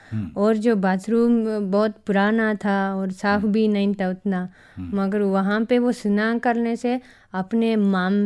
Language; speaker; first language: Hindi; non-native, fluent; Japanese